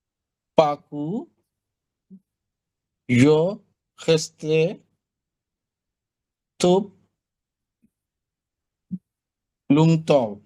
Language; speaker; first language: French; non-native, learner; Bangla